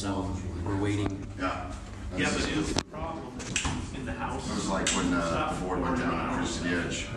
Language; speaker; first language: English; native; English